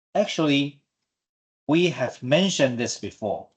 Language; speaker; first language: English; non-native, fluent; Chinese